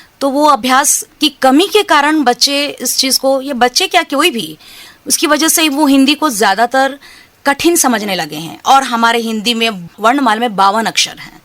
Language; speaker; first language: Hindi; non-native, local second language; Bangla